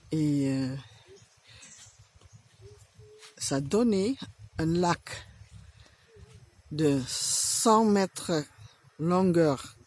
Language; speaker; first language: French; non-native, fluent; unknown